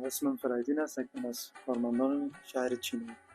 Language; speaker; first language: Persian; native; Persian